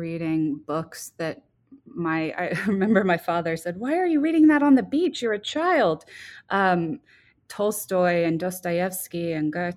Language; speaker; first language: English; native; English